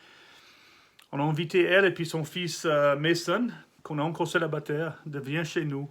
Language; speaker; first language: French; non-native, learner; English